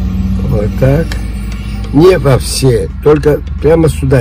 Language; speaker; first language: Russian; early bilingual, heritage; Russian